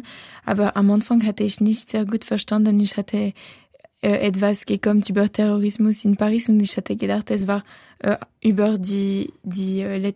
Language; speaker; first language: German; non-native, local second language; French